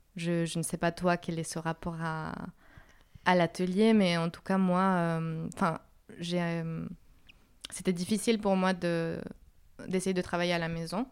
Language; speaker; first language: French; non-native, fluent; Spanish